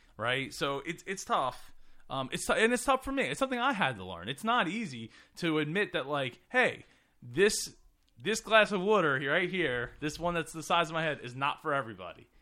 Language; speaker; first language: English; native; English